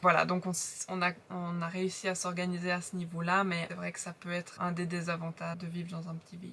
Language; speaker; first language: French; native; French